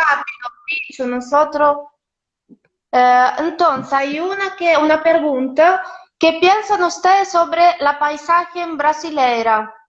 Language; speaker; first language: Spanish; non-native, fluent; Italian